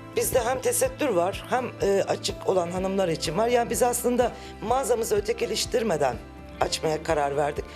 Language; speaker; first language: Turkish; native; Turkish